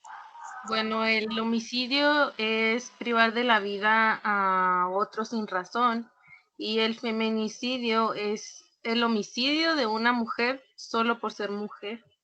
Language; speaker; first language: Spanish; native; Spanish